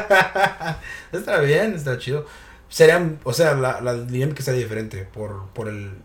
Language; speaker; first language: Spanish; early bilingual, heritage; Spanish